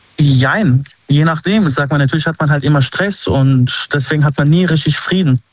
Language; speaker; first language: German; early bilingual, other home language; Arabic